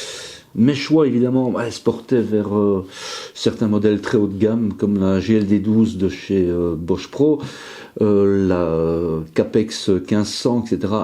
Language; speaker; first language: French; native; French